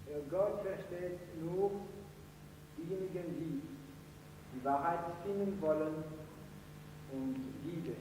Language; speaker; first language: German; non-native, fluent; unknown